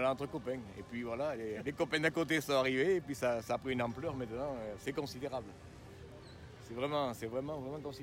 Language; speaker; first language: French; native; French